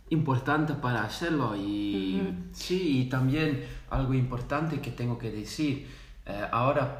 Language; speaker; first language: Spanish; non-native, fluent; Dutch